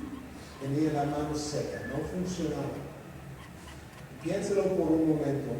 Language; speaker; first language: Spanish; non-native, fluent; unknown